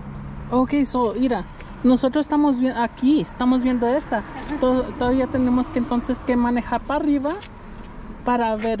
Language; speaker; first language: Spanish; early bilingual, heritage; Spanish